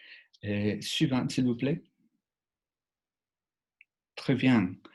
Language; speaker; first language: French; non-native, fluent; Spanish